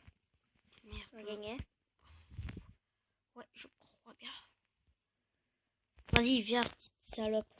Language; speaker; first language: French; native; French